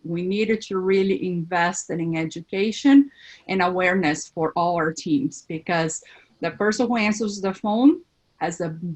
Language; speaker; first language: English; non-native, fluent; Portuguese